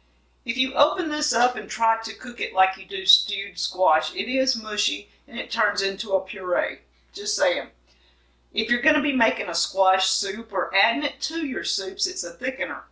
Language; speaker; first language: English; native; English